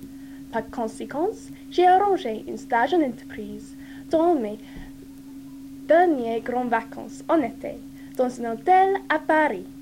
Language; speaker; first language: French; non-native, learner; English